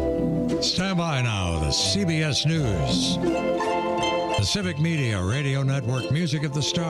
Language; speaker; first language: English; native; English